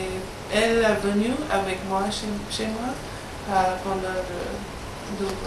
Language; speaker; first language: French; non-native, learner; English